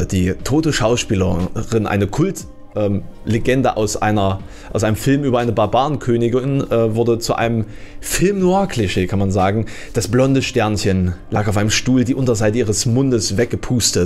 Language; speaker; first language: German; native; German